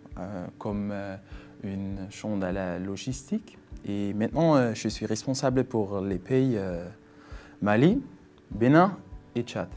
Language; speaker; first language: French; non-native, fluent; Swiss German